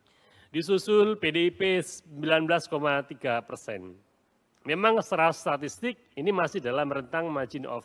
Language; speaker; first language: Indonesian; native; Indonesian